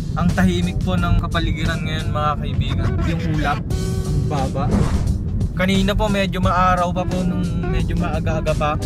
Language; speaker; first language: Filipino; non-native, local second language; Iloko